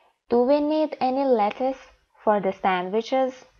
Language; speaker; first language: English; non-native, fluent; Persian